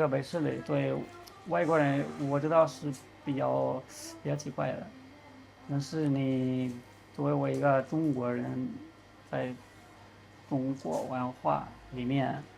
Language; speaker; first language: Chinese; non-native, learner; Spanish